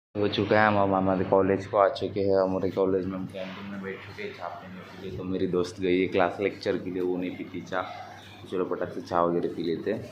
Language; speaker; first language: Hindi; non-native, local second language; Marathi